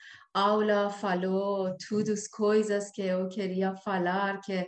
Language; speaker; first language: Portuguese; non-native, learner; Persian